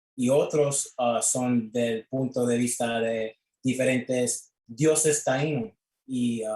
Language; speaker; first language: Spanish; early bilingual, other home language; English